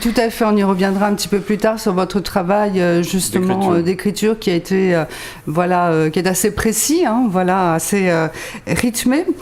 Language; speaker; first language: French; native; French